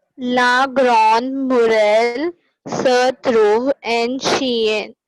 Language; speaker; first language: French; non-native, learner; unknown